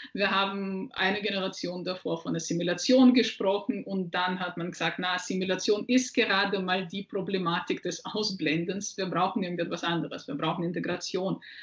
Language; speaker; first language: German; early bilingual, other home language; Russian